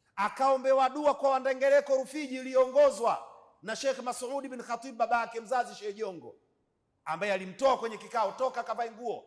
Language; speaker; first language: Swahili; native; Swahili